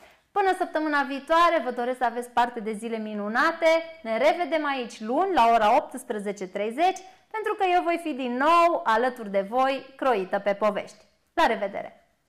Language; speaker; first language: Romanian; native; Romanian